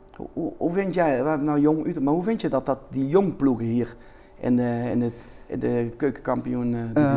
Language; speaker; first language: Dutch; native; Dutch